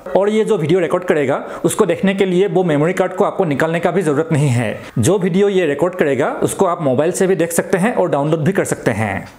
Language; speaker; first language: Hindi; non-native, local second language; Assamese